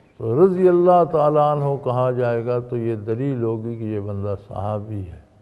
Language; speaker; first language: Urdu; non-native, local second language; Punjabi